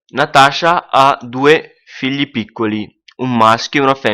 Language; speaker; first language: Italian; non-native, fluent; Punjabi